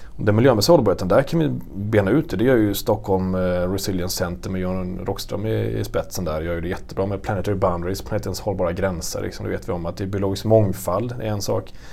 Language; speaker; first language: Swedish; native; Swedish